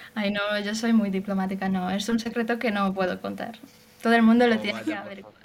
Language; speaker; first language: Spanish; non-native, fluent; Hungarian